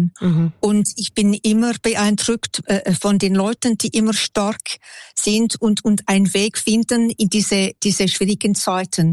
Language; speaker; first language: German; non-native, local second language; French